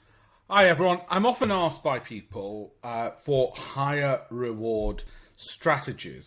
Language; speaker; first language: English; native; English